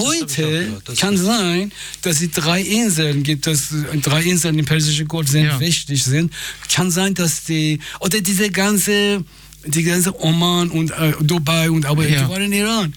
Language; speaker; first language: German; non-native, fluent; Persian